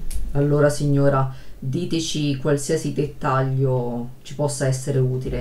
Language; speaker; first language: Italian; native; Italian